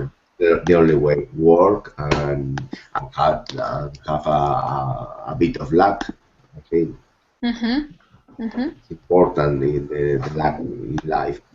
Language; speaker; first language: English; non-native, learner; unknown